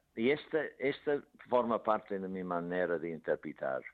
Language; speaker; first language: Spanish; non-native, fluent; English